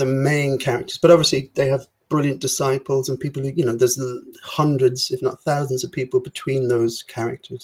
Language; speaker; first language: English; native; English